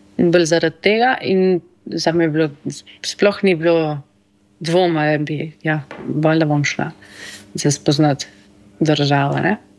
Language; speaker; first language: Slovenian; early bilingual, heritage; Slovenian